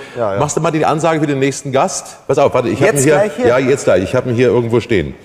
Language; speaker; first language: German; native; German